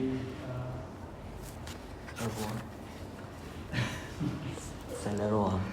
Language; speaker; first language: French; non-native, learner; Khmer